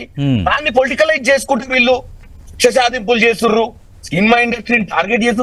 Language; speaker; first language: Telugu; native; Telugu